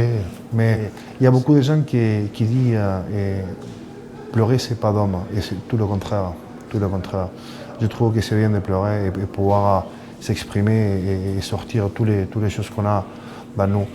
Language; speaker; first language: French; non-native, fluent; Spanish